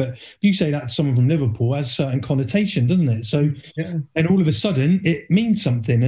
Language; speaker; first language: English; native; English